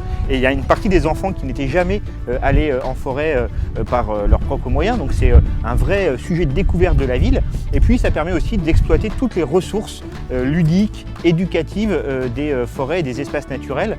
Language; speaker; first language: French; native; French